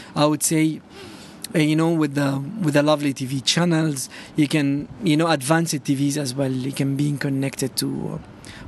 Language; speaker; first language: English; non-native, fluent; Arabic